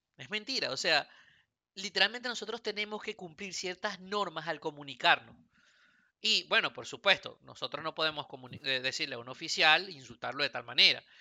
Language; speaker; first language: Spanish; native; Spanish